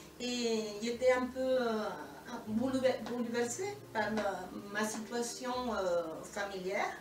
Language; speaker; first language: French; non-native, fluent; Spanish